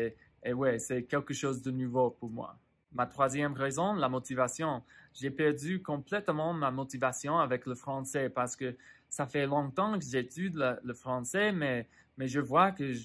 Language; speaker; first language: French; non-native, fluent; English